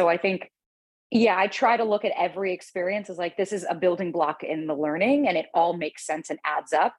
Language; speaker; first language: English; native; English